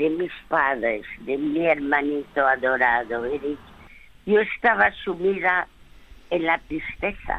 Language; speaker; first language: Spanish; early bilingual, other home language; French